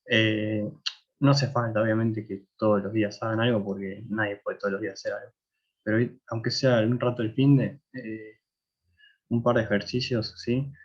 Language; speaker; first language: Spanish; native; Spanish